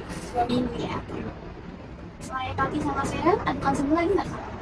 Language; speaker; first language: Indonesian; native; Indonesian